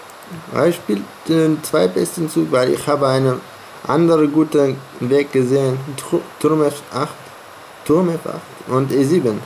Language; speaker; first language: German; non-native, fluent; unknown